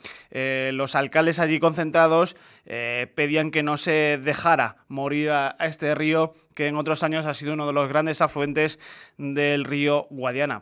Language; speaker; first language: Spanish; native; Spanish